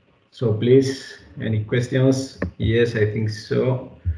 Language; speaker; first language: English; non-native, fluent; Spanish